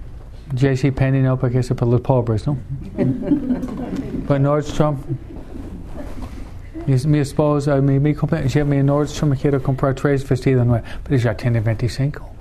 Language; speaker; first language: Spanish; non-native, fluent; English